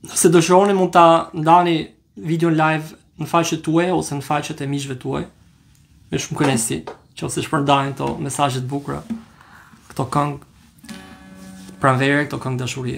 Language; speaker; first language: Albanian; native; Albanian